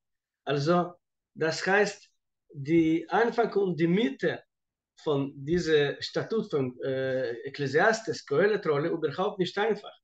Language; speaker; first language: German; non-native, fluent; Russian